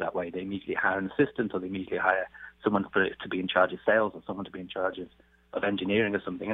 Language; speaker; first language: English; native; English